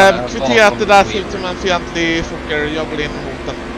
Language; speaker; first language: Swedish; native; Swedish